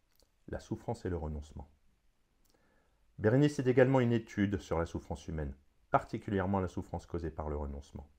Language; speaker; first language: French; native; French